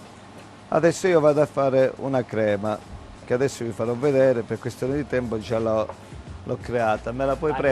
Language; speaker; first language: Italian; native; Italian